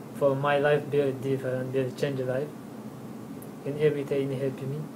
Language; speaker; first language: English; non-native, learner; Tigrinya